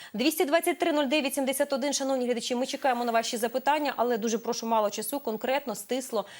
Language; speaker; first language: Ukrainian; native; Ukrainian